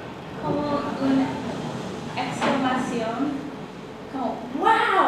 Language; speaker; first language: Spanish; non-native, learner; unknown